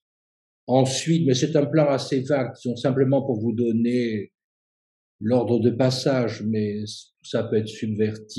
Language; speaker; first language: French; native; French